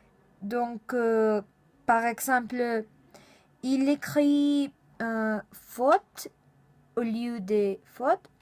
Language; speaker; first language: French; non-native, learner; Spanish